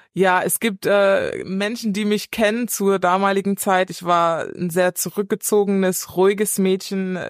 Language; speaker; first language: German; native; German